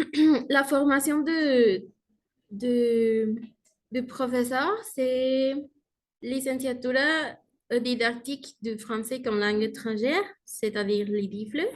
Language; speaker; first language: French; non-native, learner; Spanish